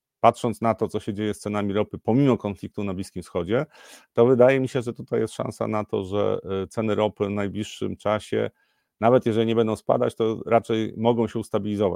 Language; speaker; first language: Polish; native; Polish